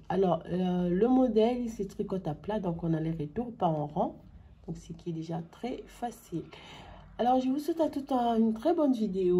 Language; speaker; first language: French; non-native, local second language; Arabic